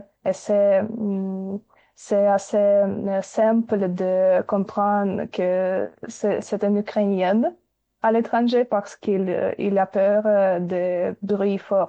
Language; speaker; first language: French; non-native, learner; Ukrainian